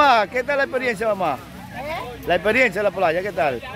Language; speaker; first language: Spanish; native; Spanish